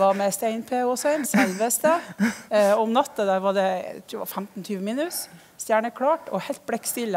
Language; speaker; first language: Norwegian; native; Norwegian